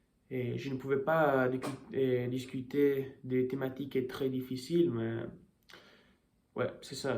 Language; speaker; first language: French; non-native, learner; Italian